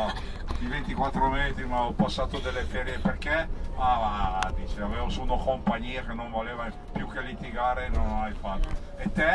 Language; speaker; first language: Italian; native; Italian